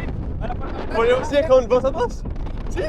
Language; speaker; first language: Spanish; non-native, learner; French